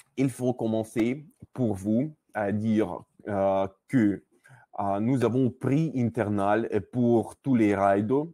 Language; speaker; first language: French; non-native, learner; Russian